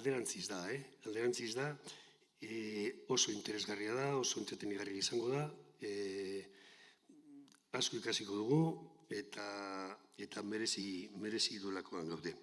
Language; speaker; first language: Basque; native; Basque